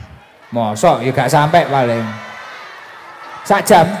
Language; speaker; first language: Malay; non-native, local second language; Javanese